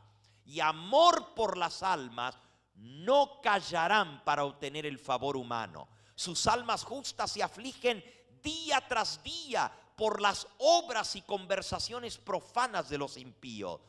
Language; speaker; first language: Spanish; native; Spanish